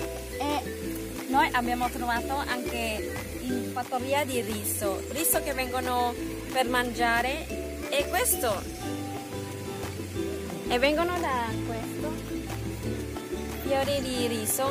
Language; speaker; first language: Italian; non-native, fluent; Thai